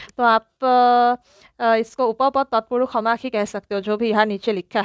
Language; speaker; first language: Hindi; non-native, local second language; Assamese